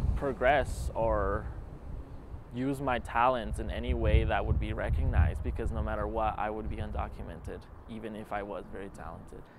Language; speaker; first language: English; early bilingual, other home language; Spanish